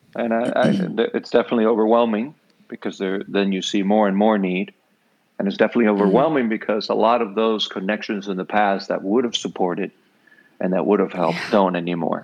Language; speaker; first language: English; non-native, fluent; Spanish